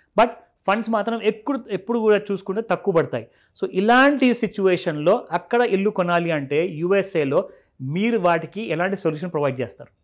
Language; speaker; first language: Telugu; native; Telugu